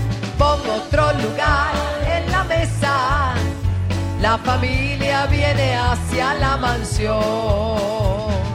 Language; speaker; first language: Spanish; native; Spanish